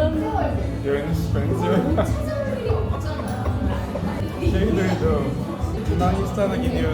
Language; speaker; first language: Turkish; non-native, learner; Korean